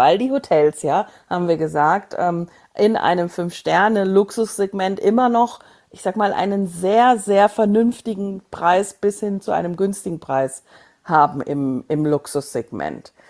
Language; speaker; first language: German; native; German